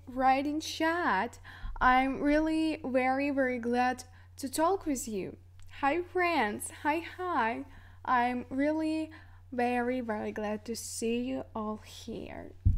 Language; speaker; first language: English; non-native, learner; Russian